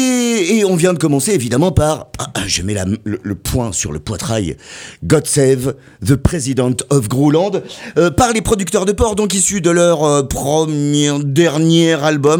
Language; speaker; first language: French; native; French